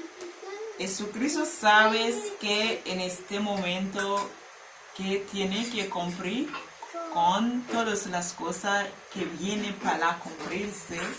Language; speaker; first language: Spanish; non-native, learner; Haitian Creole